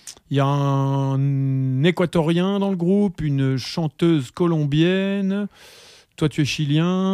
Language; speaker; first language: French; native; French